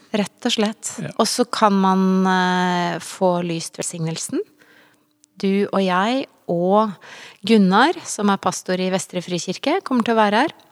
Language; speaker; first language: Norwegian; native; Norwegian